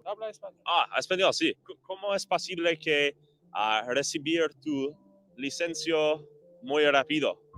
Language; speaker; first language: Spanish; non-native, learner; English